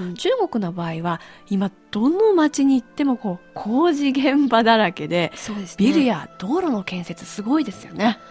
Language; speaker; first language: Japanese; native; Japanese